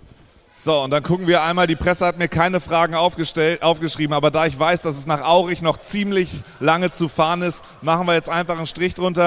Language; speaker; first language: German; native; German